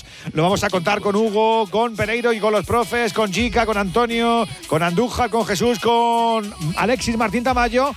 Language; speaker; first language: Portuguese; non-native, learner; Spanish